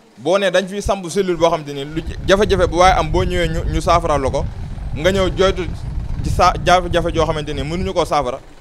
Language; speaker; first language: Wolof; native; Wolof